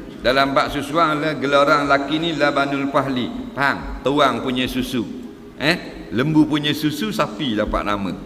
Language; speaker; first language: Malay; native; Malay